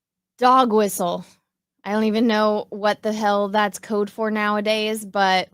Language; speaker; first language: English; native; English